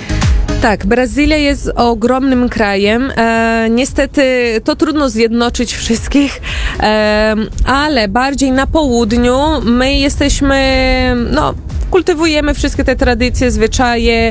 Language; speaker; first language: Polish; early bilingual, heritage; Portuguese